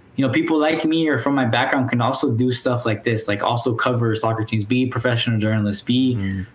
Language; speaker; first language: English; native; English